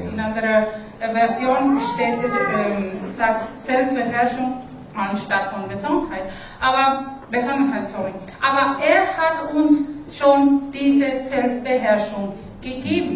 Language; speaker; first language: German; non-native, fluent; Spanish